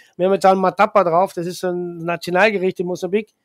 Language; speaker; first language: German; native; German